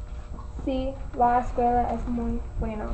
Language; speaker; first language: Spanish; non-native, learner; English